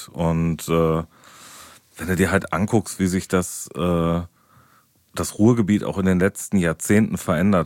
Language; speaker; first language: German; native; German